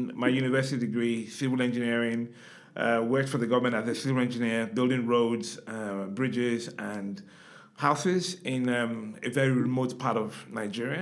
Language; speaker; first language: English; non-native, local second language; Yoruba